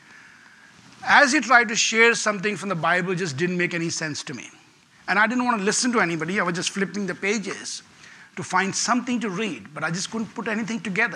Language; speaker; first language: English; non-native, local second language; Punjabi